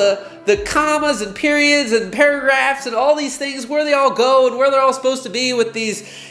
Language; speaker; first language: English; native; English